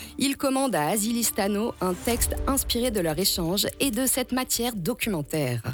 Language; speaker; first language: French; native; French